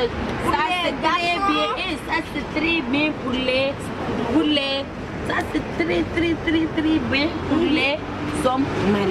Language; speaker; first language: French; non-native, learner; Wolof